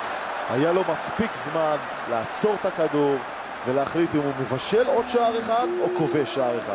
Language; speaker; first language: Hebrew; native; Hebrew